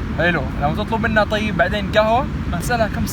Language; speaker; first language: Arabic; native; Arabic